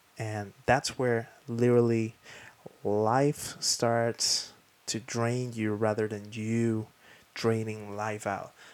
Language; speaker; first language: English; non-native, fluent; Spanish